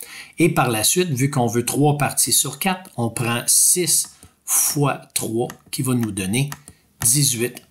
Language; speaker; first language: French; native; French